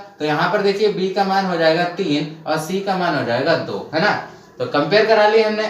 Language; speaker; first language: Hindi; native; Hindi